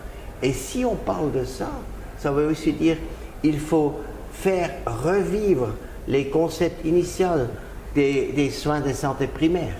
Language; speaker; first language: French; non-native, fluent; German